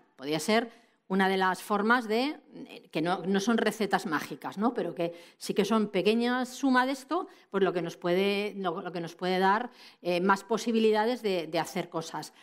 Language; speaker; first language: Spanish; native; Spanish